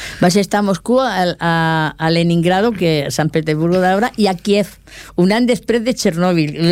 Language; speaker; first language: Catalan; non-native, local second language; Spanish